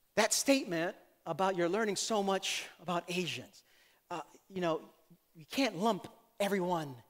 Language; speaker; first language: English; native; English